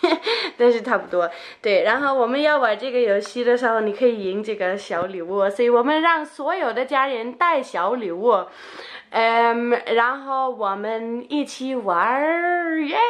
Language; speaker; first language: Chinese; non-native, fluent; Danish